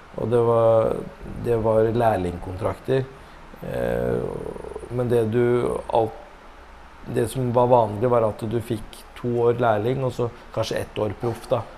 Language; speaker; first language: Norwegian; early bilingual, other home language; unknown